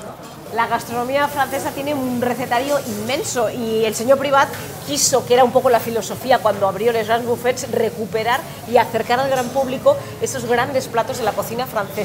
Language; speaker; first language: Spanish; native; Spanish